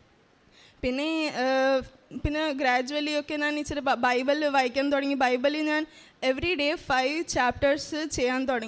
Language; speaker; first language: Malayalam; early bilingual, heritage; Malayalam